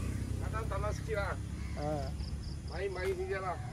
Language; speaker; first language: Malay; native; Malay